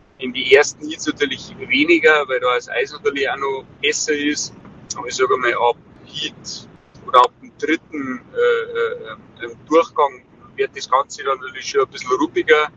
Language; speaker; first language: German; native; German